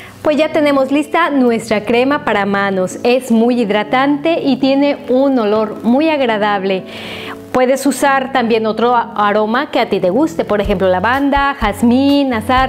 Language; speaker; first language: Spanish; native; Spanish